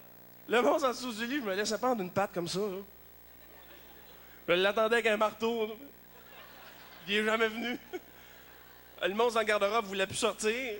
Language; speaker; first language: French; native; French